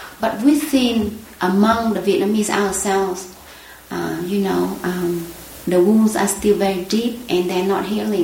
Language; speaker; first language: English; non-native, fluent; Vietnamese